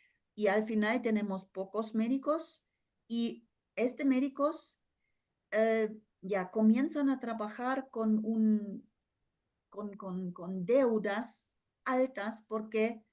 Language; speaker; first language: Spanish; non-native, fluent; German